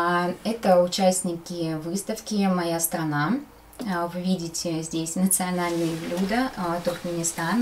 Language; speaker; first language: Russian; native; Russian